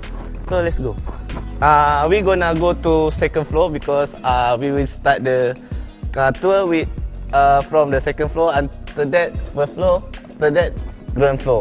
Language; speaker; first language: English; non-native, learner; Indonesian